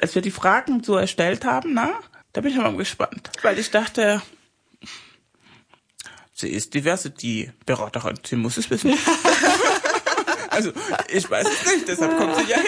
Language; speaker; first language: German; non-native, fluent; Spanish